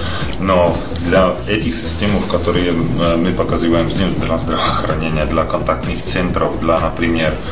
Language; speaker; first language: Russian; non-native, fluent; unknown